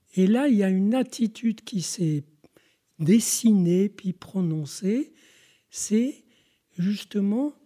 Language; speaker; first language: French; non-native, local second language; Arabic